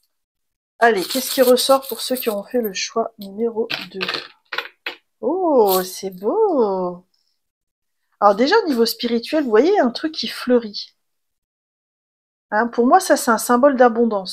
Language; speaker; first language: French; native; French